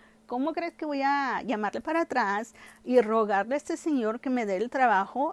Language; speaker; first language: Spanish; early bilingual, heritage; Spanish